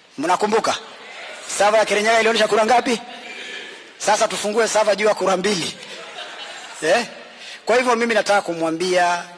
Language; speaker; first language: Swahili; native; Swahili